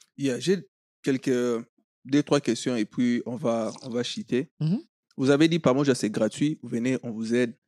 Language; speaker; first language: French; non-native, local second language; Lingala